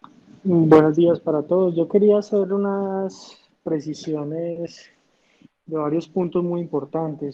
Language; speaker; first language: Spanish; native; Spanish